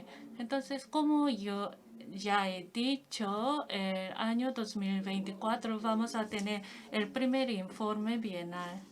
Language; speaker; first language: Spanish; non-native, fluent; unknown